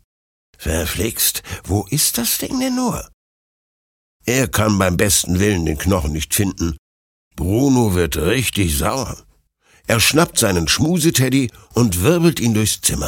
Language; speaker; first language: German; native; German